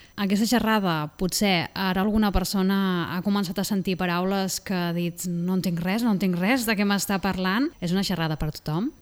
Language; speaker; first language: Catalan; native; Catalan